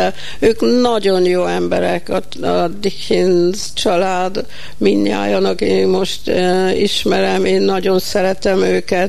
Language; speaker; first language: Hungarian; early bilingual, heritage; Hungarian